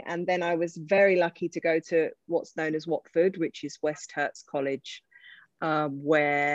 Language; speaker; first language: English; native; English